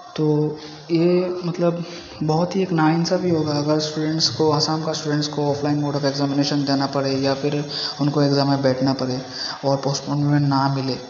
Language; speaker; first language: Hindi; non-native, local second language; Bangla